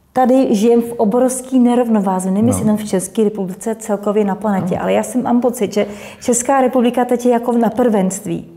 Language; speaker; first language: Czech; native; Czech